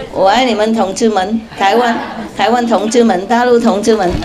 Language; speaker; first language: Chinese; non-native, fluent; Vietnamese